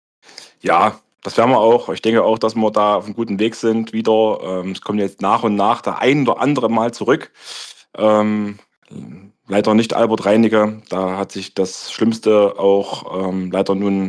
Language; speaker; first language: German; native; German